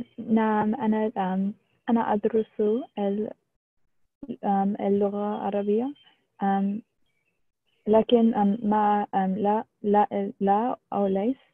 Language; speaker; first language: Arabic; non-native, learner; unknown